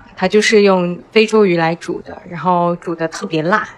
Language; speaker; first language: Chinese; native; Chinese